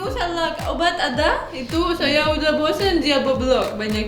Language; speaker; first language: Indonesian; non-native, learner; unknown